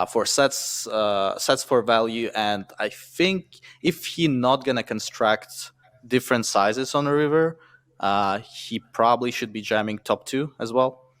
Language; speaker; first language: English; non-native, fluent; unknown